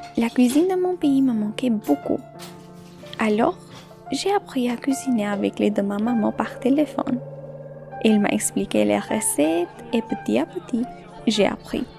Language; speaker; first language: French; non-native, learner; Albanian